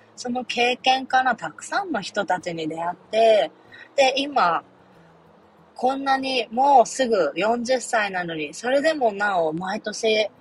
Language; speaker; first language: Japanese; native; Japanese